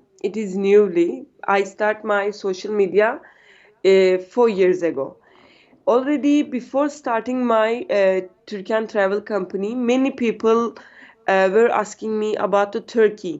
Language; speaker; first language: English; non-native, learner; Turkish